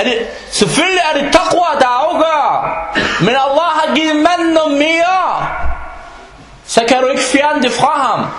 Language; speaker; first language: Danish; non-native, fluent; Arabic